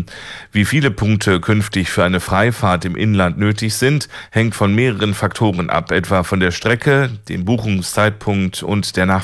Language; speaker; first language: German; native; German